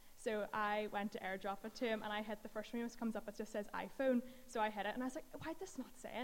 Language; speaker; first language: English; native; English